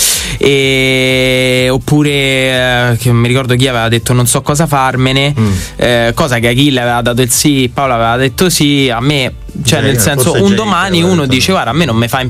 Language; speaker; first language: Italian; native; Italian